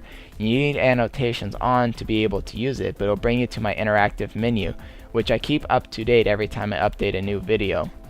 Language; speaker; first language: English; native; English